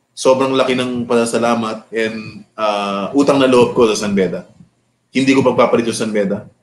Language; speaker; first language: Filipino; native; Filipino